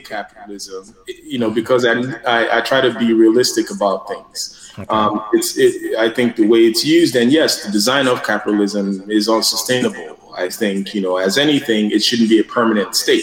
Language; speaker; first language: English; non-native, local second language; Yoruba